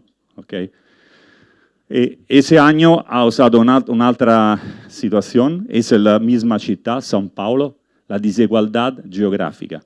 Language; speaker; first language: Spanish; non-native, learner; Italian